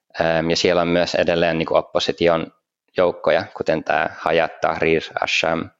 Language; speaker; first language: Finnish; native; Finnish